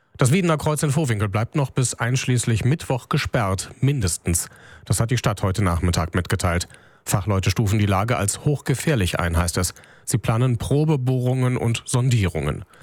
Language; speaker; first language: German; native; German